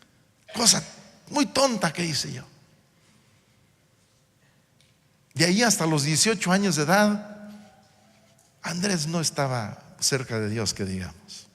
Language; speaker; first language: Spanish; non-native, local second language; English